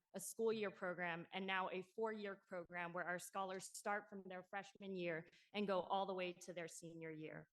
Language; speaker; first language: English; non-native, local second language; Cantonese